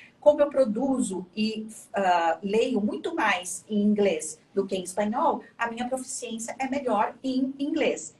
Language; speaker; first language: Portuguese; native; Portuguese